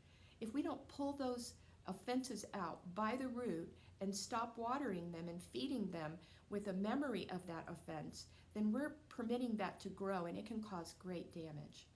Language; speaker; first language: English; native; English